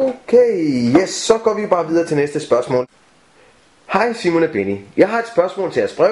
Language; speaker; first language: Danish; native; Danish